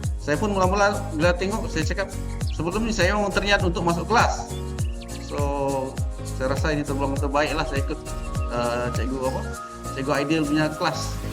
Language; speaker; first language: Malay; native; Malay